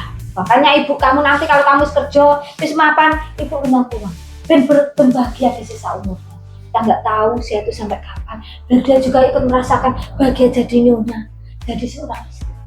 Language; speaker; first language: Indonesian; non-native, local second language; Javanese